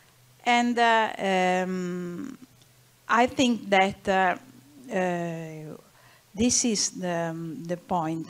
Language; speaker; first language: English; non-native, learner; Italian